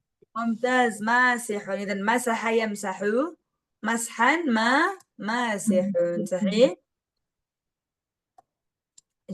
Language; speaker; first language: Arabic; non-native, fluent; Indonesian